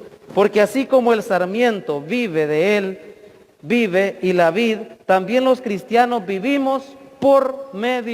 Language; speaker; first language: Spanish; native; Spanish